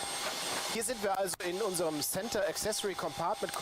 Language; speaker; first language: German; native; German